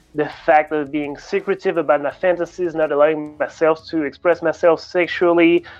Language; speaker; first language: English; non-native, fluent; French